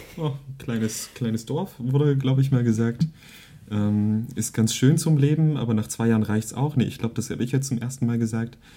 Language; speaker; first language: German; early bilingual, other home language; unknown